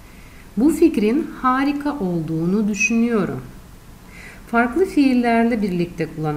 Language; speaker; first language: Turkish; non-native, fluent; Russian